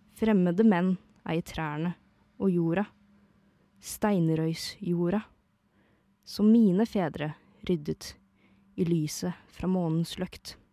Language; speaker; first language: Norwegian; native; Norwegian